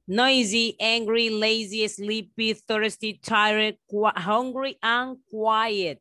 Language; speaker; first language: English; non-native, fluent; Spanish